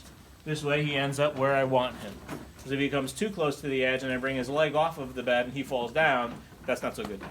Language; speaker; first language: English; native; English